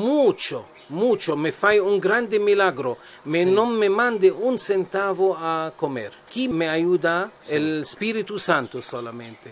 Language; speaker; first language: Spanish; non-native, learner; Arabic